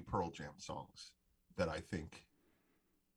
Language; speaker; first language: English; native; English